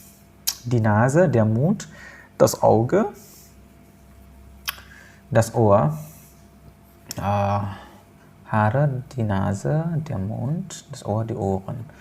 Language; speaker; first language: German; non-native, fluent; Indonesian